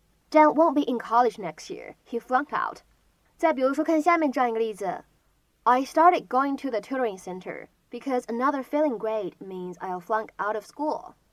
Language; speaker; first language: English; non-native, fluent; Chinese